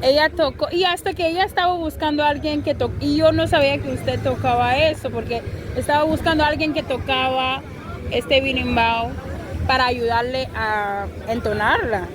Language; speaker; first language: Spanish; non-native, fluent; English